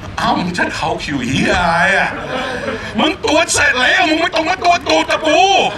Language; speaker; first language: Thai; non-native, fluent; English